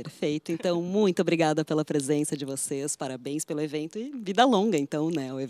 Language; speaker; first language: Portuguese; native; Portuguese